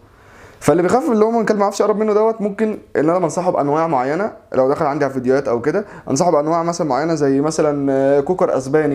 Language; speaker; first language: Arabic; native; Arabic